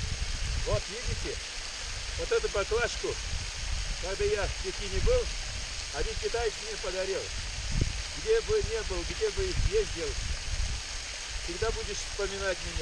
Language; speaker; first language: Russian; non-native, local second language; Uzbek